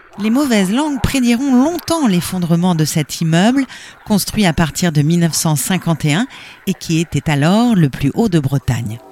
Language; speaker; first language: French; native; French